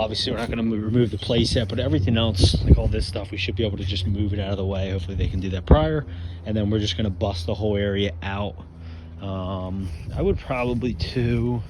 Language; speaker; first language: English; native; English